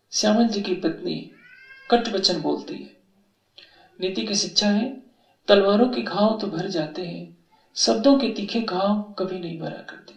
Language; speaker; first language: Hindi; native; Hindi